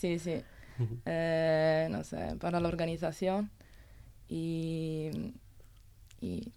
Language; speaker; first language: Spanish; non-native, learner; Italian